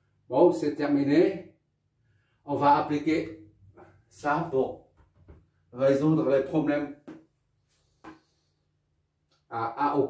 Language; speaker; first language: French; non-native, local second language; Arabic